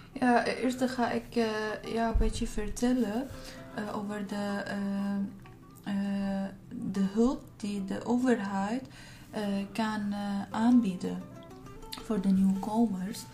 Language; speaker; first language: Dutch; non-native, learner; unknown